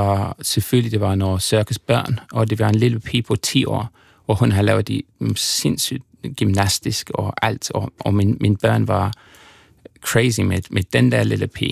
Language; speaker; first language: Danish; non-native, fluent; English